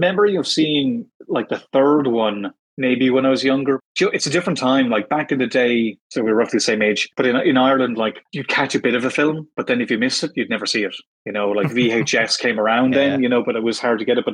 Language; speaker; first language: English; native; English